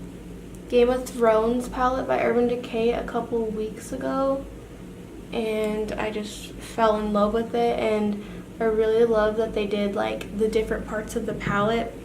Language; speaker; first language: English; native; English